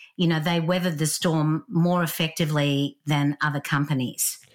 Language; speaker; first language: English; native; English